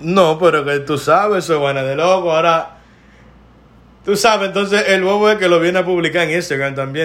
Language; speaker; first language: Spanish; early bilingual, heritage; Spanish